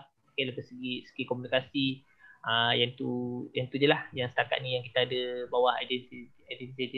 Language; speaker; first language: Malay; native; Malay